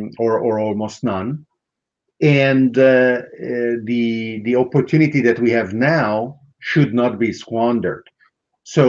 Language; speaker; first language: English; non-native, fluent; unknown